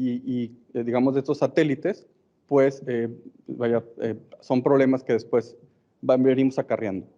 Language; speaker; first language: Spanish; native; Spanish